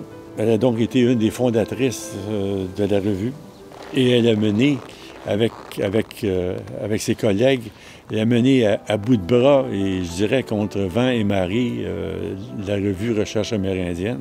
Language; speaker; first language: French; native; French